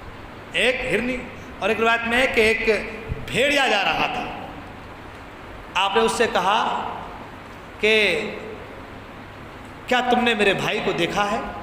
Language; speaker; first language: Urdu; native; Urdu